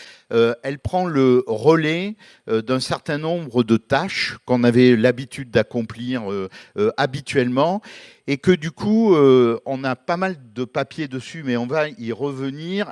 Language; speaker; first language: French; native; French